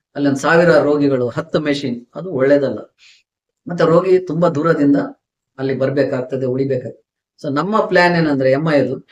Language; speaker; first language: Kannada; native; Kannada